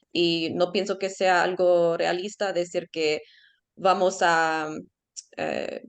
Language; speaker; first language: Spanish; early bilingual, heritage; Spanish